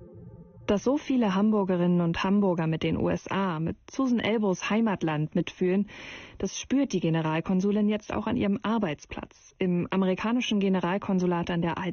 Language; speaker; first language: German; native; German